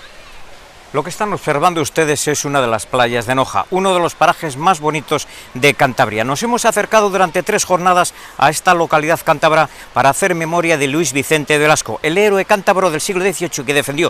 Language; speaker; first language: Spanish; native; Spanish